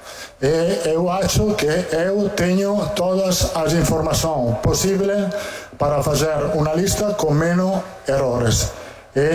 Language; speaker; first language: Portuguese; non-native, fluent; Italian